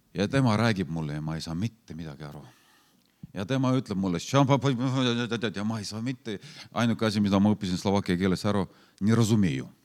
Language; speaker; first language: Estonian; non-native, fluent; Lithuanian